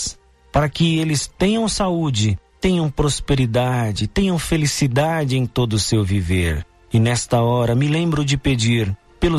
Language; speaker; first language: Portuguese; native; Portuguese